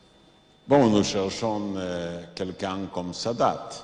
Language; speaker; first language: French; non-native, fluent; Yiddish